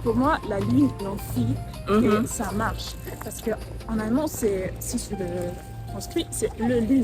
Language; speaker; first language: French; non-native, fluent; German